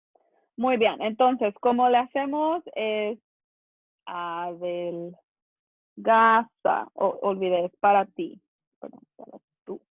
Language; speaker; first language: Spanish; non-native, fluent; English